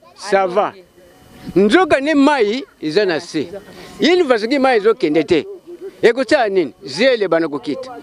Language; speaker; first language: Lingala; native; Lingala